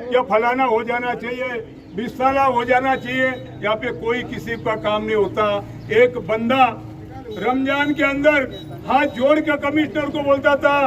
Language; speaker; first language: Hindi; non-native, local second language; Urdu